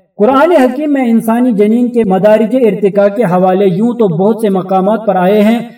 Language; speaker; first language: Urdu; native; Urdu